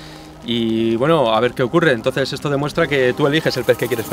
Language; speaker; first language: Spanish; native; Spanish